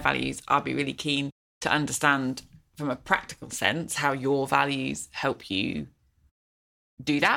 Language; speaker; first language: English; native; English